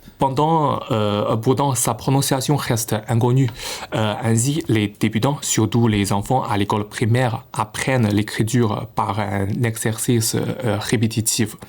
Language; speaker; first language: French; non-native, fluent; Chinese